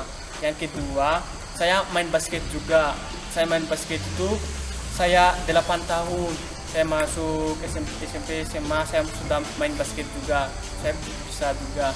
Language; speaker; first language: Indonesian; non-native, learner; Malagasy